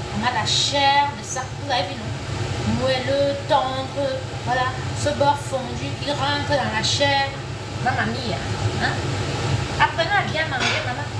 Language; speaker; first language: French; native; French